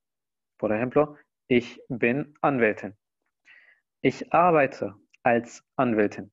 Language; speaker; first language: German; non-native, fluent; Spanish